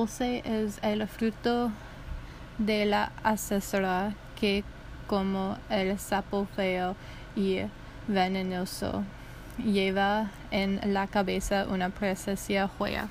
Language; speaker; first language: Spanish; non-native, learner; English